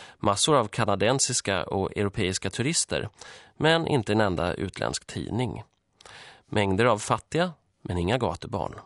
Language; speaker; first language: Swedish; early bilingual, other home language; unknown